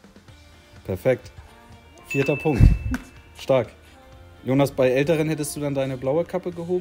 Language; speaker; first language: German; native; German